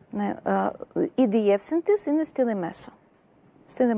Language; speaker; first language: Greek; non-native, learner; Russian